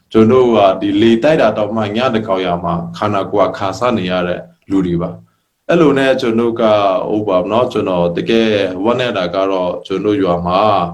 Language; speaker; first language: Burmese; non-native, local second language; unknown